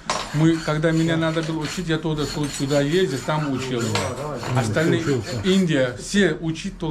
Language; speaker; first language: Russian; non-native, learner; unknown